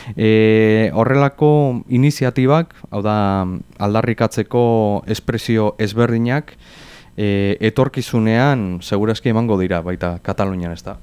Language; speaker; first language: Basque; native; Basque